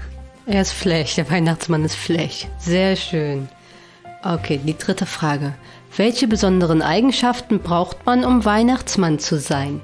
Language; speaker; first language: German; native; German